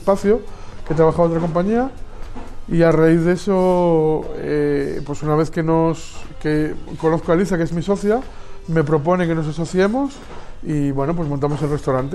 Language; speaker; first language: Spanish; native; Spanish